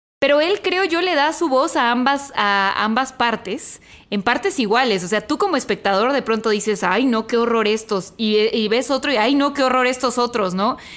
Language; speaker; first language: Spanish; native; Spanish